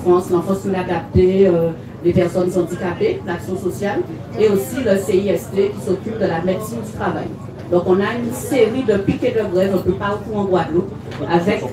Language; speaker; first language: French; native; French